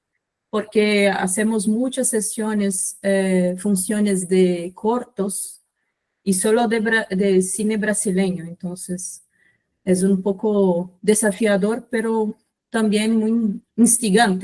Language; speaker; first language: Spanish; non-native, fluent; Portuguese